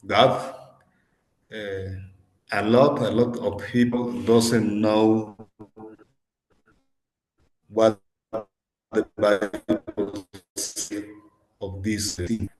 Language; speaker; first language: English; non-native, learner; Spanish